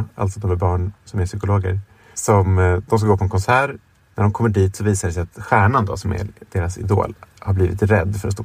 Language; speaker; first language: Swedish; native; Swedish